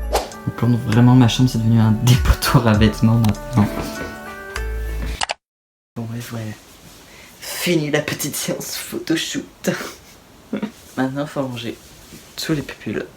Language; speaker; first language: French; native; French